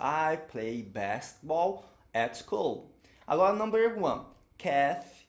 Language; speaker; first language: English; non-native, fluent; Portuguese